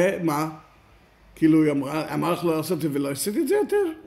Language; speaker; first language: Hebrew; native; Hebrew